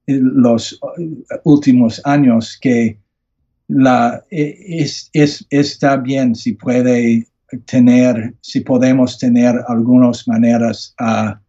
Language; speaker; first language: Spanish; non-native, learner; English